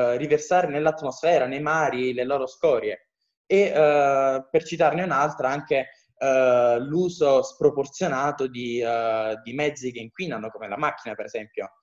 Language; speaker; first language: Italian; native; Italian